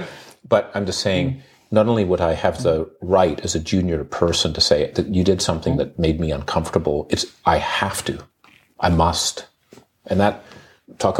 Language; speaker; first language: English; native; English